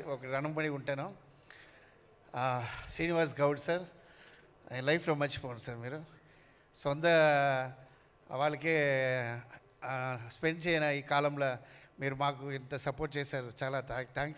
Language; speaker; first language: Telugu; non-native, fluent; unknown